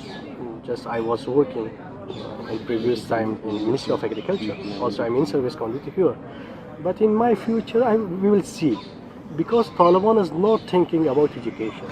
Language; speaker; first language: English; non-native, learner; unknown